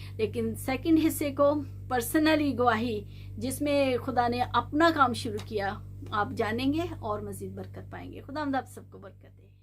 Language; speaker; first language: Urdu; native; Urdu